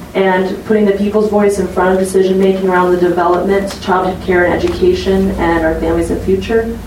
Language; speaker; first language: English; native; English